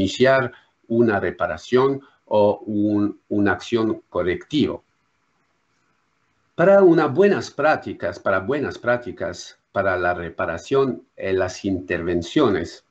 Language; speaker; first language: Spanish; non-native, learner; French